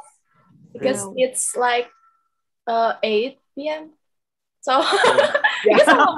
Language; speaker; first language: English; non-native, local second language; Indonesian